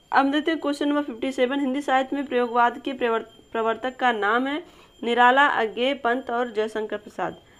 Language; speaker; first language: Hindi; native; Hindi